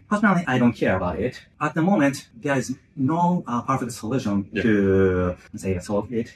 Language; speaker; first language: English; non-native, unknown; Japanese